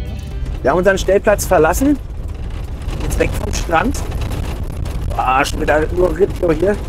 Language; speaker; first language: German; native; German